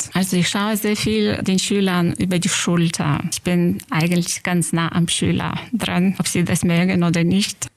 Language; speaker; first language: German; non-native, fluent; Lithuanian